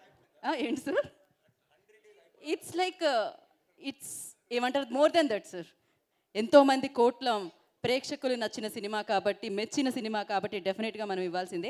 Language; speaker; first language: Telugu; native; Telugu